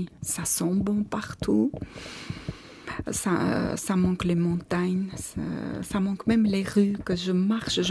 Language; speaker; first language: French; non-native, fluent; Armenian